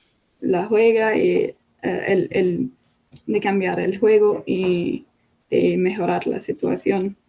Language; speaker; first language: Spanish; non-native, fluent; English